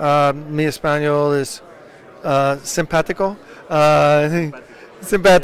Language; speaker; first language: Spanish; non-native, learner; English